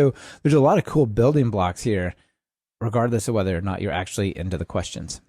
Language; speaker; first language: English; native; English